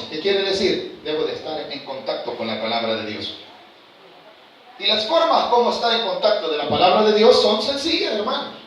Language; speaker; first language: Spanish; native; Spanish